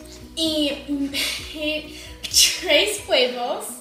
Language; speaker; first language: Spanish; non-native, learner; English